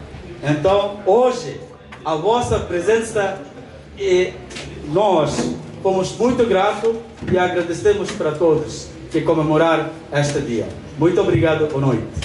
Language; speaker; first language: Portuguese; non-native, learner; Bangla